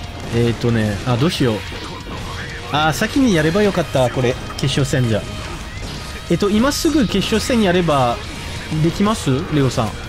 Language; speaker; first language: Japanese; non-native, fluent; French